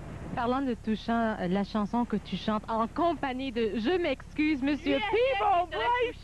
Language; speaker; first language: French; native; French